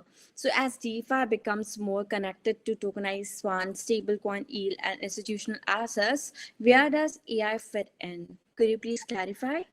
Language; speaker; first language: English; non-native, fluent; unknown